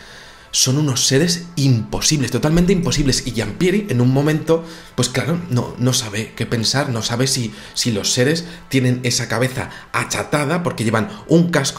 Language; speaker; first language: Spanish; native; Spanish